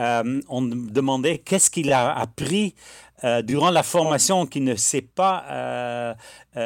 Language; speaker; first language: French; non-native, fluent; Dutch